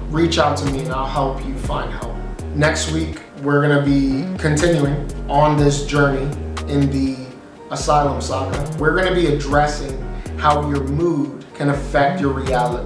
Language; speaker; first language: English; native; English